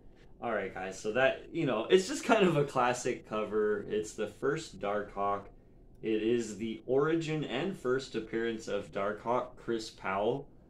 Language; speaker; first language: English; native; English